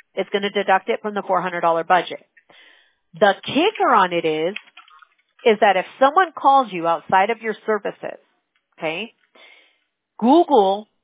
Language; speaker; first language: English; early bilingual, other home language; Spanish